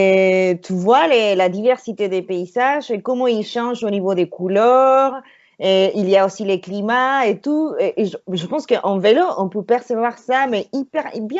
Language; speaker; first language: French; non-native, fluent; Spanish